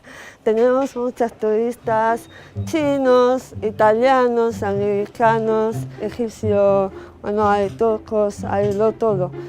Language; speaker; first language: Spanish; non-native, learner; Arabic